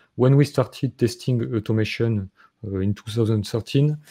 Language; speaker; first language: English; non-native, fluent; French